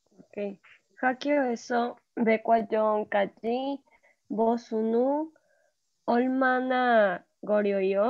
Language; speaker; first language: Korean; non-native, learner; Spanish